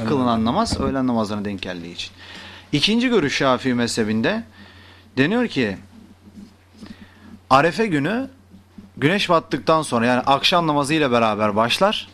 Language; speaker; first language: Turkish; native; Turkish